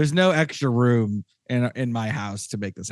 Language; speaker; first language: English; native; English